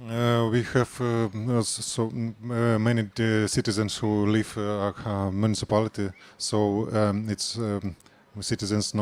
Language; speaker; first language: English; non-native, learner; Ukrainian